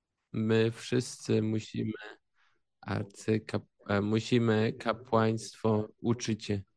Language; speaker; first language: Polish; early bilingual, heritage; Polish